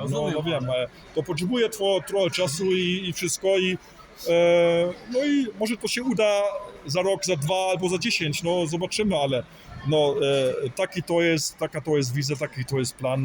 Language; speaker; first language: Polish; early bilingual, heritage; Polish